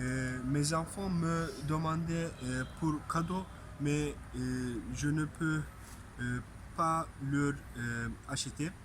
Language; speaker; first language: French; non-native, learner; Turkish